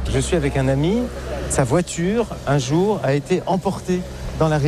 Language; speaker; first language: French; native; French